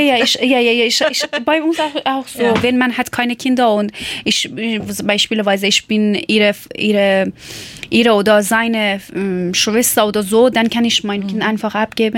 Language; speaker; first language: German; non-native, learner; Persian